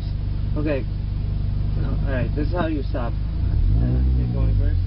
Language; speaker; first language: English; native; English